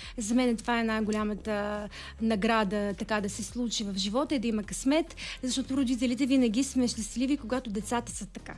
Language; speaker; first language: Bulgarian; early bilingual, heritage; Bulgarian